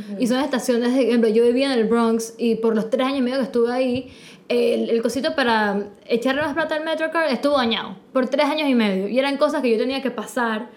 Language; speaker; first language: Spanish; native; Spanish